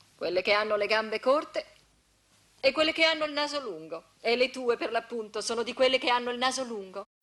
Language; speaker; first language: Italian; early bilingual, heritage; Italian